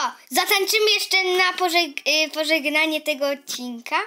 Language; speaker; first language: Polish; native; Polish